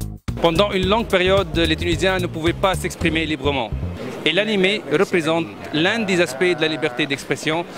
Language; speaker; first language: French; non-native, local second language; Arabic